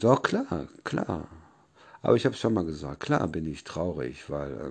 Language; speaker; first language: German; native; German